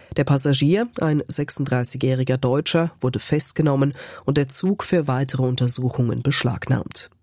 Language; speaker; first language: German; native; German